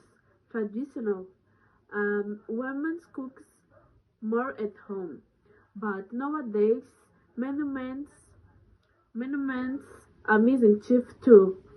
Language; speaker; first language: English; non-native, learner; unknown